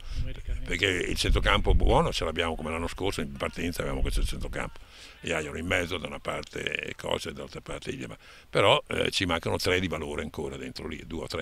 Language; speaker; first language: Italian; native; Italian